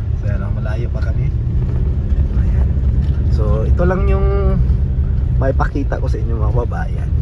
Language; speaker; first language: Filipino; non-native, local second language; Cebuano